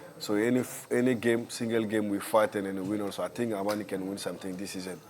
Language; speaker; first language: English; non-native, learner; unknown